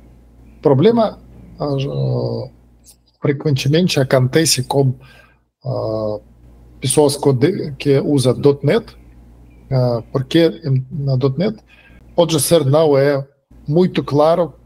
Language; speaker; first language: Portuguese; non-native, fluent; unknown